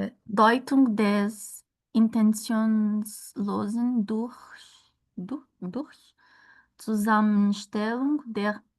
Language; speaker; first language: German; non-native, learner; Portuguese